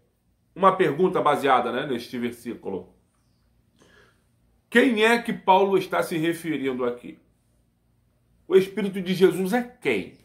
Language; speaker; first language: Portuguese; native; Portuguese